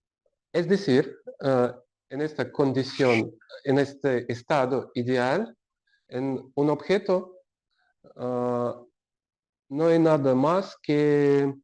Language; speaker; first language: Spanish; non-native, learner; Russian